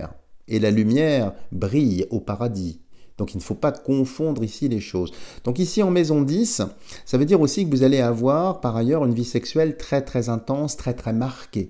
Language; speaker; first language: French; native; French